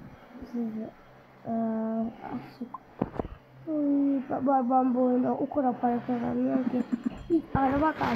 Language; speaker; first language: Turkish; early bilingual, heritage; Turkish